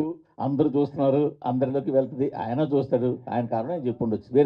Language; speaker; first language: Telugu; native; Telugu